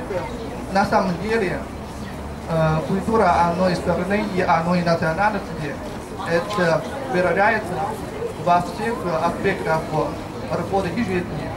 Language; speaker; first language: Russian; non-native, fluent; Chinese